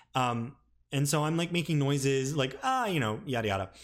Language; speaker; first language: English; native; English